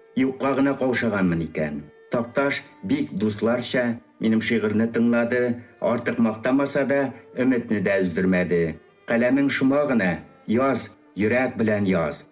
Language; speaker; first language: Tatar; early bilingual, heritage; Tatar